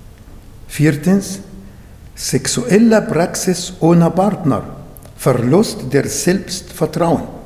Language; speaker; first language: German; non-native, fluent; Arabic